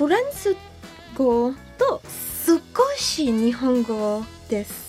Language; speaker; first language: Japanese; non-native, learner; English